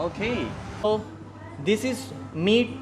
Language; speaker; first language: English; non-native, learner; Urdu